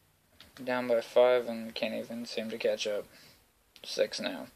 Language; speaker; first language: English; native; English